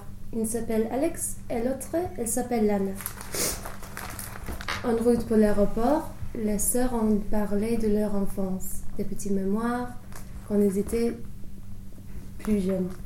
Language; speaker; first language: French; non-native, learner; English